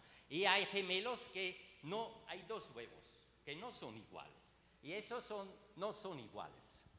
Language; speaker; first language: Spanish; non-native, learner; Swiss German